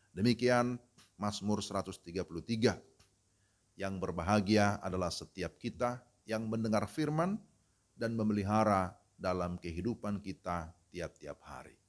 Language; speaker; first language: Indonesian; native; Indonesian